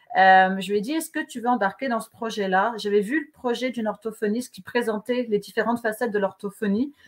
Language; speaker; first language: French; native; French